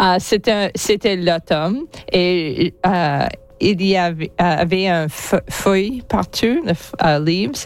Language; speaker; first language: French; non-native, learner; English